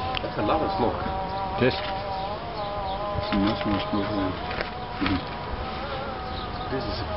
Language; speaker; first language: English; non-native, learner; Arabic